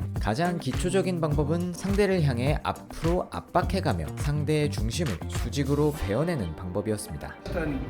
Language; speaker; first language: Korean; native; Korean